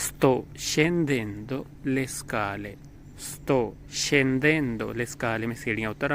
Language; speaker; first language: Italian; non-native, fluent; Urdu